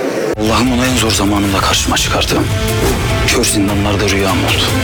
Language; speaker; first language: Turkish; native; Turkish